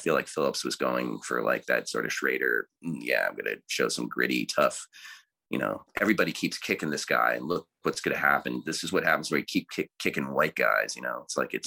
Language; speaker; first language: English; native; English